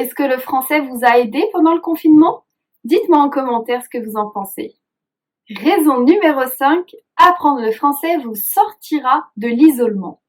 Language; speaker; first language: French; native; French